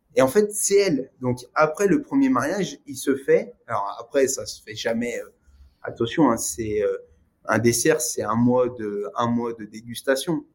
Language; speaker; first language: French; native; French